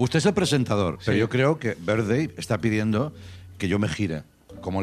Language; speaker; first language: Spanish; native; Spanish